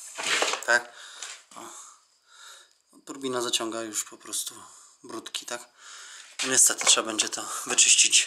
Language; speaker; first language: Polish; native; Polish